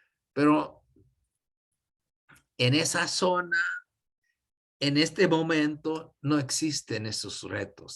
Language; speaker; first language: Spanish; non-native, fluent; English